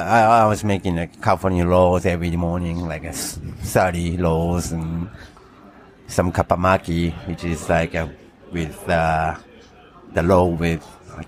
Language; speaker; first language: English; non-native, fluent; Japanese